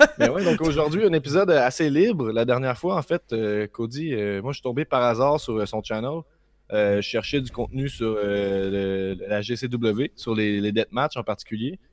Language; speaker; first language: French; native; French